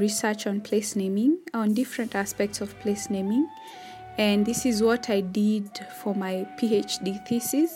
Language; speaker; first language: English; non-native, local second language; Kikuyu